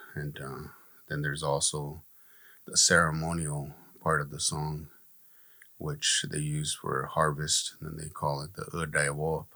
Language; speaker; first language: English; native; English